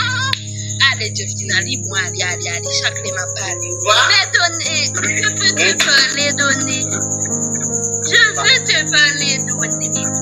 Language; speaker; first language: French; non-native, local second language; Haitian Creole